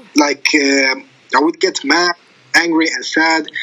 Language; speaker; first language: English; non-native, fluent; Arabic